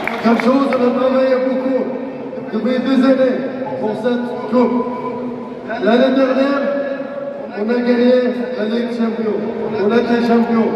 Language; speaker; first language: French; non-native, fluent; Arabic